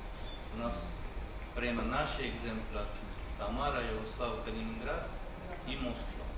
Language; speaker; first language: Russian; non-native, fluent; Turkish